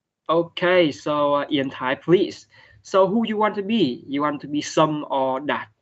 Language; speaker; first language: English; non-native, fluent; Vietnamese